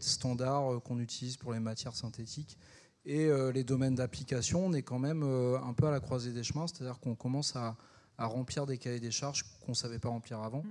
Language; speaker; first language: French; native; French